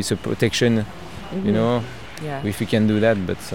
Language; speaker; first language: English; non-native, learner; French